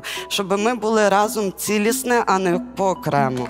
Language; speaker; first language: Ukrainian; native; Ukrainian